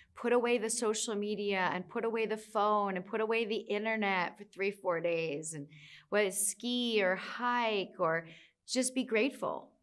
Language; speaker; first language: English; native; English